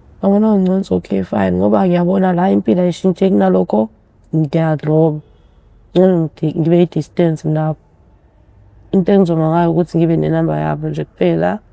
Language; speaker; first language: Zulu; early bilingual, other home language; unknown